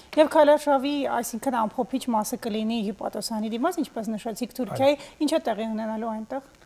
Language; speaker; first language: Armenian; native; Armenian